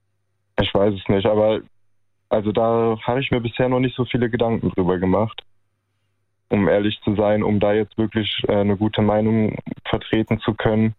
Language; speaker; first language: German; native; German